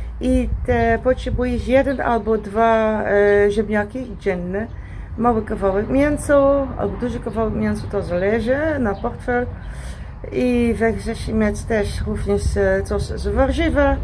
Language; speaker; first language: Polish; non-native, learner; Dutch